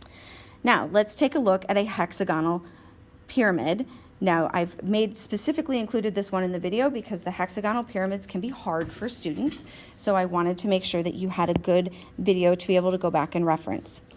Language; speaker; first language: English; native; English